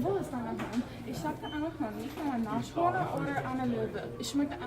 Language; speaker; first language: German; non-native, learner; English